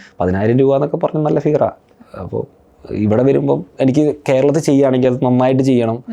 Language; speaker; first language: Malayalam; native; Malayalam